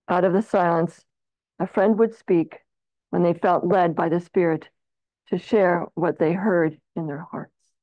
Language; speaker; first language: English; native; English